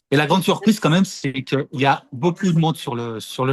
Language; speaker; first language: French; native; French